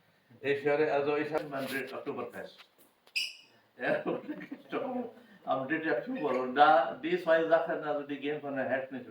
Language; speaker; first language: German; non-native, learner; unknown